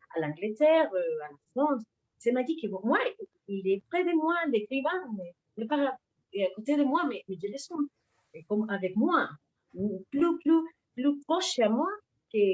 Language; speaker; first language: French; non-native, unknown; Spanish